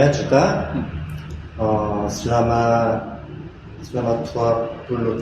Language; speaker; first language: Indonesian; non-native, learner; Korean